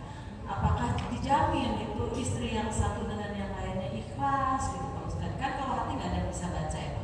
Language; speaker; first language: Indonesian; native; Indonesian